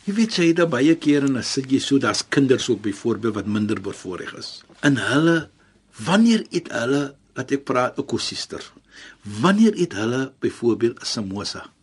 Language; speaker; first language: Afrikaans; non-native, fluent; Arabic